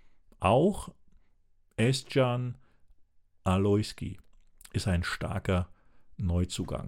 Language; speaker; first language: German; native; German